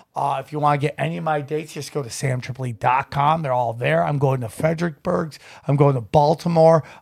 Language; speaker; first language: English; native; English